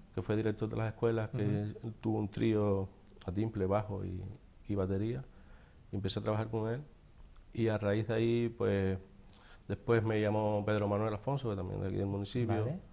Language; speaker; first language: Spanish; native; Spanish